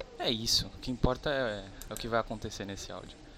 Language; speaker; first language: Portuguese; native; Portuguese